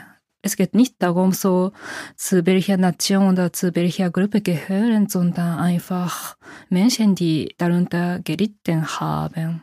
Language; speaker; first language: German; non-native, fluent; Japanese